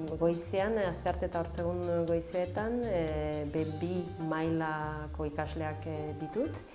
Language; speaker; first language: Basque; non-native, fluent; Spanish